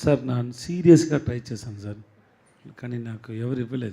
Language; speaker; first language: Telugu; non-native, learner; Tamil